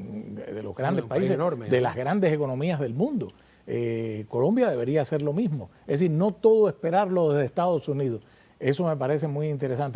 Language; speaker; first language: Spanish; native; Spanish